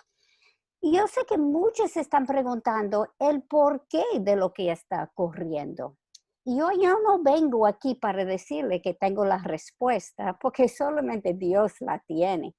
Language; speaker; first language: Spanish; non-native, fluent; English